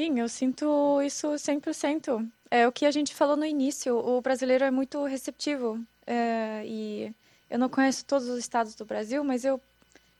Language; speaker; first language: Portuguese; non-native, fluent; German